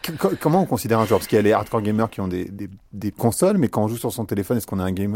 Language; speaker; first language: French; native; French